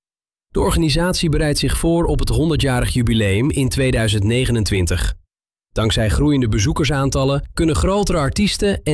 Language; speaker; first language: Dutch; native; Dutch